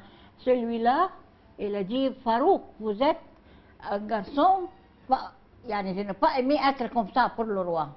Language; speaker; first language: French; non-native, learner; Arabic